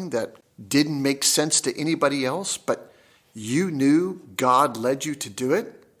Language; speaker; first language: English; native; English